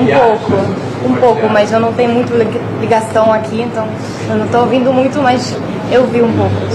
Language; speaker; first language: Portuguese; early bilingual, heritage; Hebrew